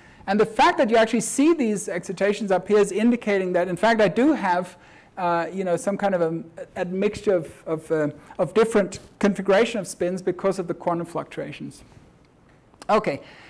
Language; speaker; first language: English; native; English